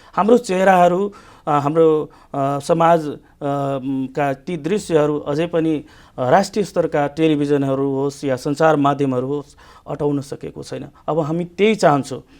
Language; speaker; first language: Nepali; non-native, local second language; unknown